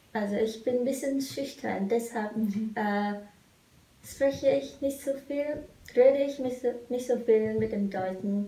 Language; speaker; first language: German; non-native, fluent; Vietnamese